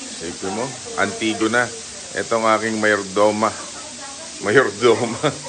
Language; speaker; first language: Filipino; native; Filipino